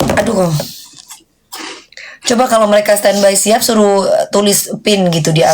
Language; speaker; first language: Indonesian; native; Indonesian